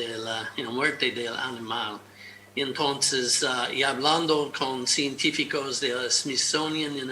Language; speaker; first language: Spanish; non-native, fluent; English